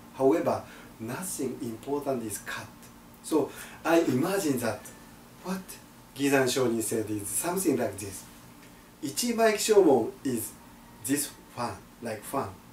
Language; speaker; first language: English; non-native, fluent; Japanese